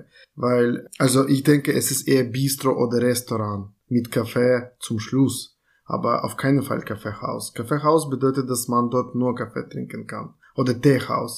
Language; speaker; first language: German; non-native, fluent; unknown